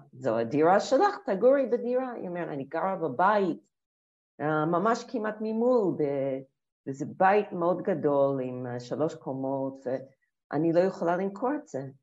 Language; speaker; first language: Hebrew; non-native, fluent; English